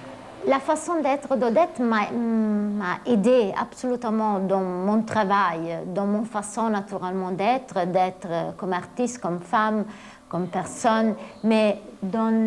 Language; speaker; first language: French; non-native, fluent; Italian